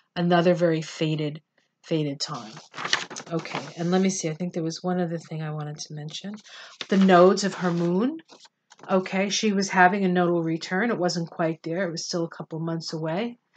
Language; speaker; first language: English; native; English